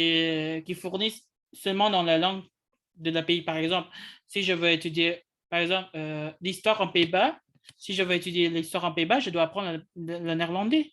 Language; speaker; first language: French; non-native, learner; English